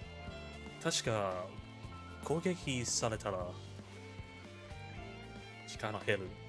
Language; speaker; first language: Japanese; non-native, learner; English